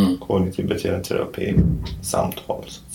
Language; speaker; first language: Swedish; non-native, fluent; Kurdish